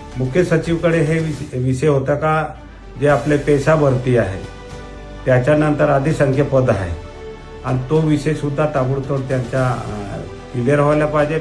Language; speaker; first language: Marathi; non-native, local second language; Bhili